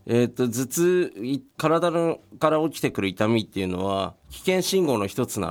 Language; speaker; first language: Japanese; native; Japanese